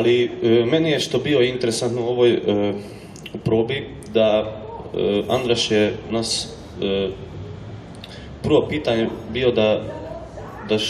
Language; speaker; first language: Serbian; non-native, local second language; Hungarian